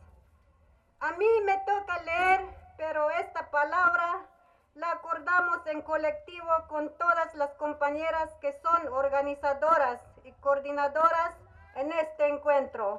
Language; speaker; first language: Spanish; non-native, local second language; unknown